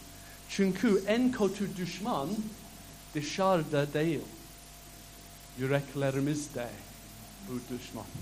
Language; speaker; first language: Turkish; non-native, fluent; English